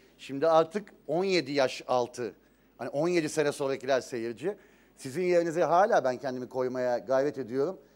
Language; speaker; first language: Turkish; native; Turkish